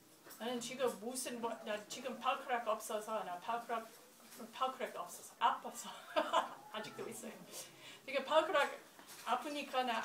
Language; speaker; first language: Korean; non-native, learner; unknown